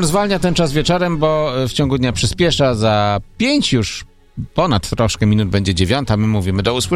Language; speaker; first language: Polish; native; Polish